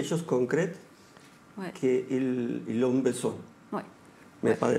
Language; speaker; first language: French; non-native, fluent; Spanish